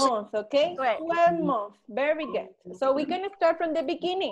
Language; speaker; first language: English; non-native, learner; Spanish